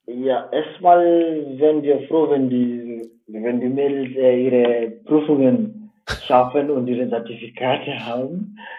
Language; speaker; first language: German; non-native, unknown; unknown